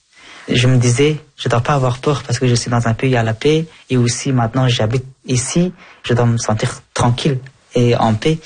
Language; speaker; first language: French; early bilingual, other home language; Persian